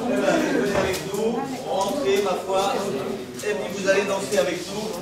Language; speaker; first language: French; native; French